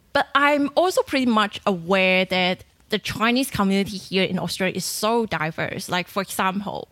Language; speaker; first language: English; non-native, fluent; Chinese